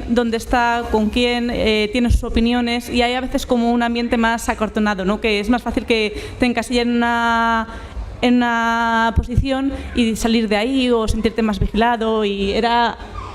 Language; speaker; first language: Spanish; native; Spanish